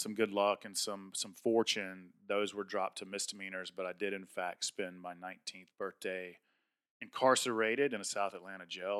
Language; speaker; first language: English; native; English